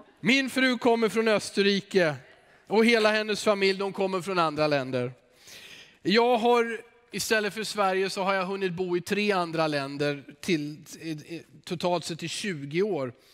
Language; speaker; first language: Swedish; native; Swedish